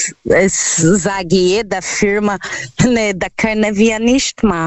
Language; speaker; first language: German; non-native, learner; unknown